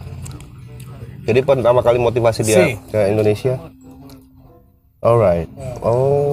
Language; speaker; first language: Indonesian; native; Indonesian